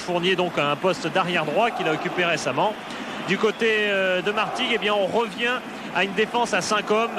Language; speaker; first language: French; native; French